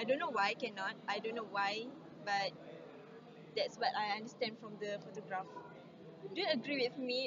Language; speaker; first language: English; non-native, learner; Malay